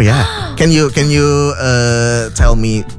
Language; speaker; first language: English; non-native, fluent; Indonesian